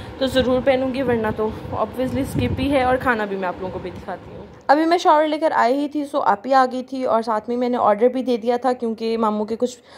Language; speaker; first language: Urdu; native; Urdu